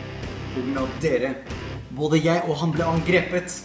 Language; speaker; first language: Norwegian; non-native, fluent; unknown